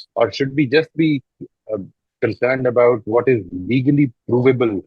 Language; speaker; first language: English; non-native, local second language; Urdu